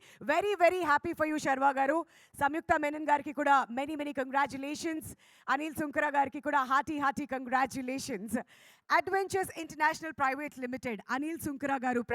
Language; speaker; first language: Telugu; native; Telugu